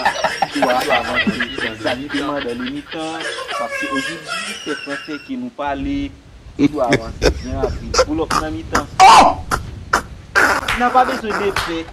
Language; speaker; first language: French; non-native, learner; Haitian Creole